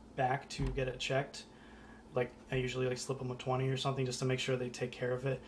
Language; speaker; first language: English; native; English